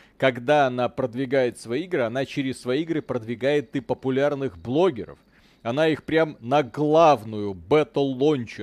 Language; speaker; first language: Russian; native; Russian